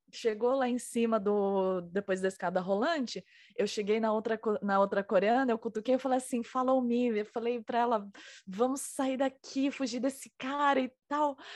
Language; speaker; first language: Portuguese; native; Portuguese